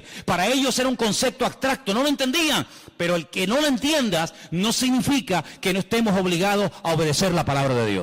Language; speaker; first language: Spanish; native; Spanish